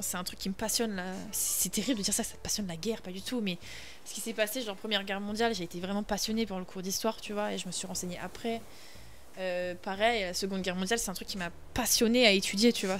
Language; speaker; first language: French; native; French